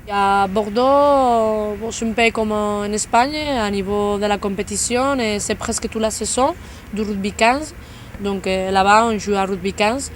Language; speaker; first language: French; non-native, fluent; Spanish